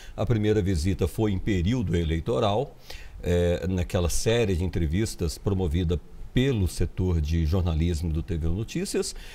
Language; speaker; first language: Portuguese; native; Portuguese